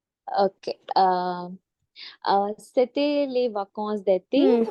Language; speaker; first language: French; non-native, learner; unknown